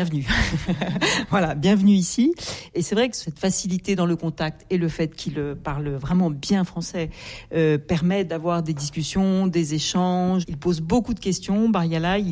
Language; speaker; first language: French; native; French